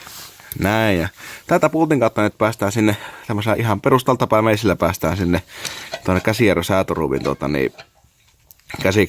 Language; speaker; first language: Finnish; native; Finnish